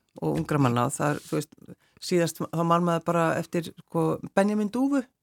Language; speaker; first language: Icelandic; native; Icelandic